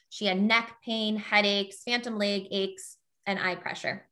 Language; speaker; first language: English; native; English